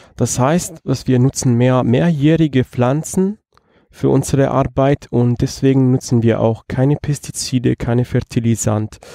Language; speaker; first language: German; non-native, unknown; Italian